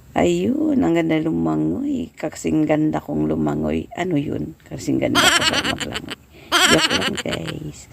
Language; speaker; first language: Filipino; non-native, local second language; Hiligaynon